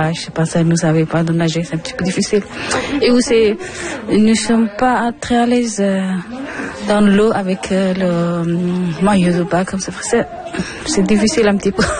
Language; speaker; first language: French; non-native, learner; Persian